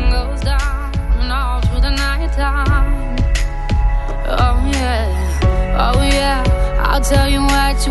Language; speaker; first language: English; non-native, local second language; Punjabi